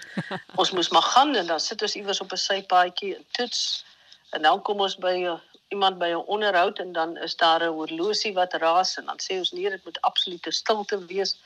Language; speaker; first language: Afrikaans; native; Afrikaans